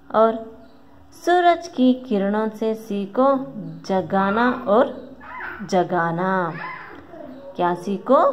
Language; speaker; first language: Hindi; non-native, local second language; Kannada